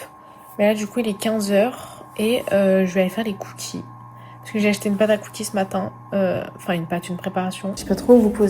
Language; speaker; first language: French; native; French